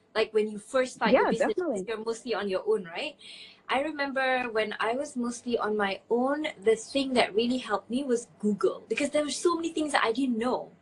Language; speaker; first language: English; non-native, local second language; Malay